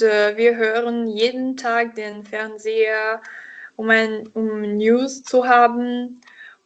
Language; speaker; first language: German; non-native, learner; Italian